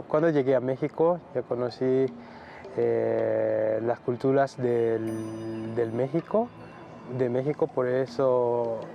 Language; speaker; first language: Spanish; non-native, learner; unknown